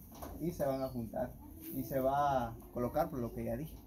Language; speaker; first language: Spanish; native; Spanish